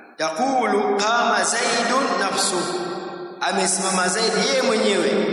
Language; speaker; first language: Swahili; native; Swahili